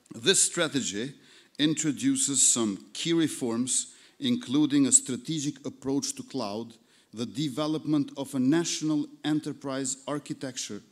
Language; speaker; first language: English; non-native, fluent; Albanian